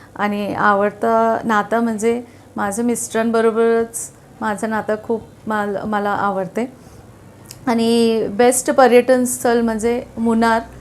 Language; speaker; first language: Marathi; non-native, local second language; Telugu